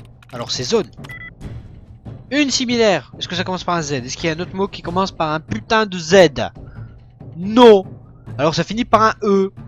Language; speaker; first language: French; native; French